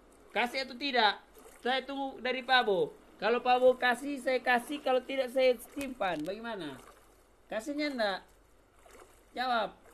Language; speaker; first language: Indonesian; non-native, fluent; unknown